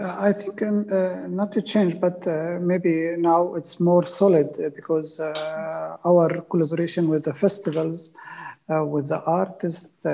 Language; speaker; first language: English; non-native, fluent; Arabic